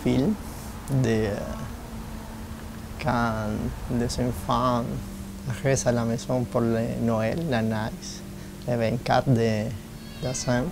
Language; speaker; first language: French; non-native, learner; Spanish